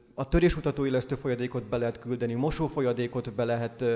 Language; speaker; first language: Hungarian; native; Hungarian